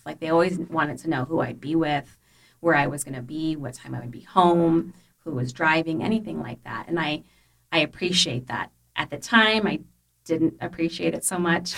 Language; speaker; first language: English; early bilingual, other home language; Spanish